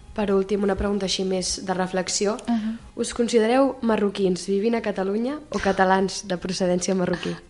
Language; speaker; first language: Catalan; native; Catalan